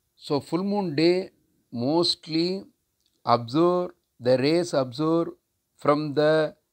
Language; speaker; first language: English; non-native, local second language; Tamil